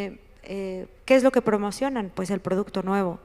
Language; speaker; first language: Spanish; native; Spanish